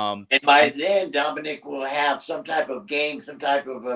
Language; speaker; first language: English; native; English